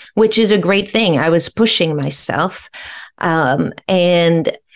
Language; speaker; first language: English; non-native, fluent; French